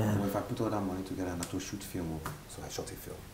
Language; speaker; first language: English; non-native, local second language; Igbo